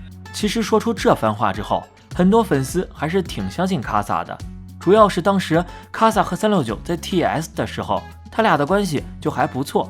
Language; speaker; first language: Chinese; native; Chinese